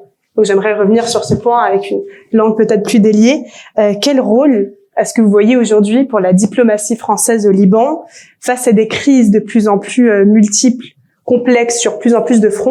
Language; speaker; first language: French; native; French